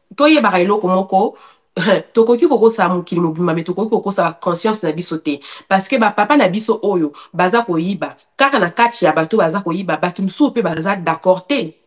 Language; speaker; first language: Lingala; native; Lingala